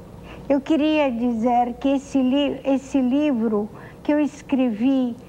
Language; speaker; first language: Portuguese; non-native, fluent; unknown